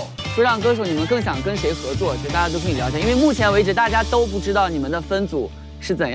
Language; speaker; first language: Chinese; native; Chinese